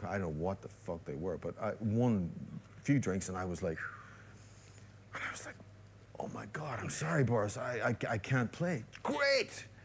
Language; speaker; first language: English; native; English